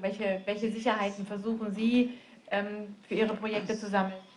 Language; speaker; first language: German; native; German